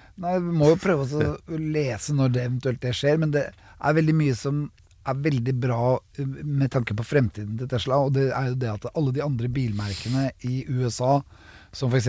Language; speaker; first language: Norwegian; native; Norwegian